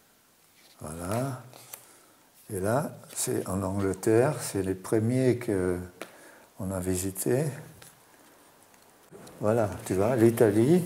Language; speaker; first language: French; non-native, fluent; German